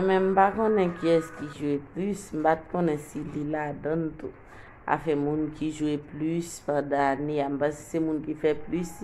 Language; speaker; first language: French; non-native, local second language; Haitian Creole